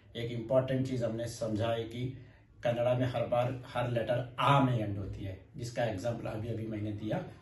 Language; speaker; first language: Hindi; non-native, local second language; Kannada